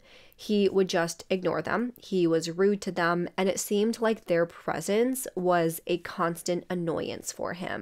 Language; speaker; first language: English; native; English